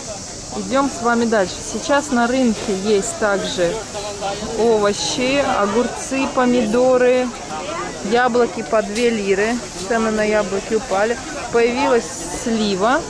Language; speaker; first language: Russian; native; Russian